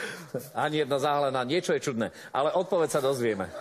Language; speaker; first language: Slovak; native; Slovak